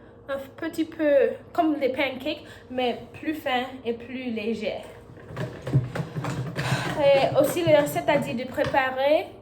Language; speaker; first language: French; non-native, learner; English